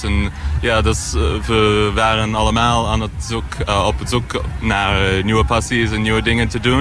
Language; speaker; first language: Dutch; non-native, fluent; English